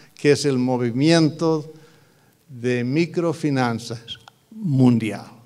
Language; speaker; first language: Spanish; non-native, fluent; English